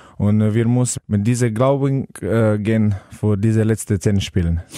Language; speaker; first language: German; non-native, learner; Slovenian